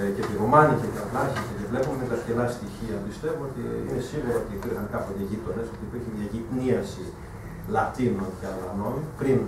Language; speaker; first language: Greek; non-native, fluent; German